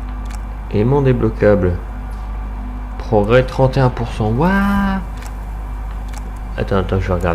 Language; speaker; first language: French; native; French